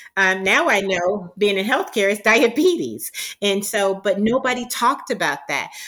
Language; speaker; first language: English; native; English